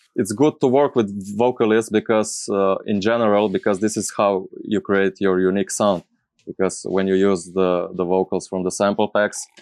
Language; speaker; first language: English; non-native, fluent; Slovenian